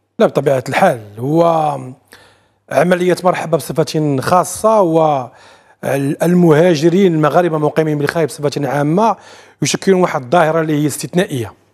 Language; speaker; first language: Arabic; native; Arabic